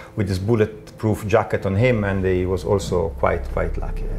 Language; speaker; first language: English; non-native, fluent; Italian